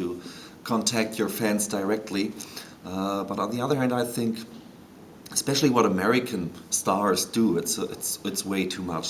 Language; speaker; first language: English; non-native, fluent; German